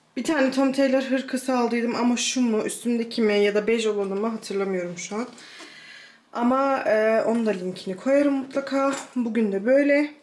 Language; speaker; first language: Turkish; early bilingual, heritage; Turkish